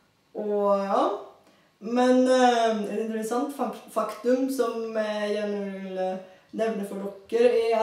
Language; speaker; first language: Norwegian; non-native, fluent; Bulgarian